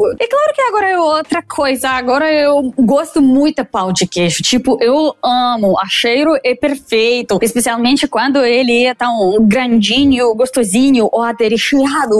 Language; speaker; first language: Portuguese; non-native, fluent; Russian